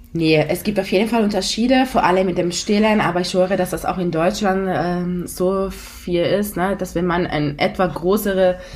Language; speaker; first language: German; non-native, fluent; Italian